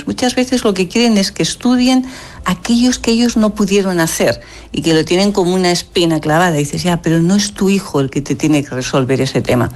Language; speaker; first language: Spanish; native; Spanish